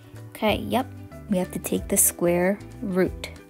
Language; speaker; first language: English; native; English